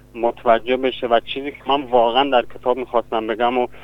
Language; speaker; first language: Persian; non-native, local second language; Kurdish